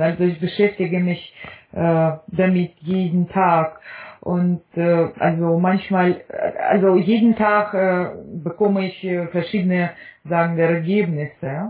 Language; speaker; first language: German; non-native, fluent; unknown